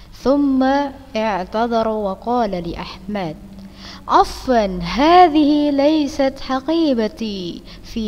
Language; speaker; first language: Arabic; non-native, fluent; Indonesian